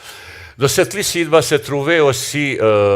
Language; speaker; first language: French; non-native, learner; Bosnian